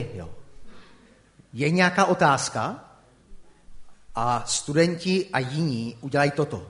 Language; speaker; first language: Czech; native; Czech